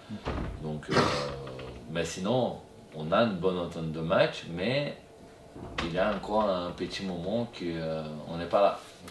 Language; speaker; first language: French; non-native, fluent; Portuguese